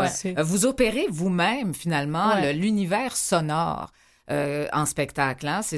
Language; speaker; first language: French; native; French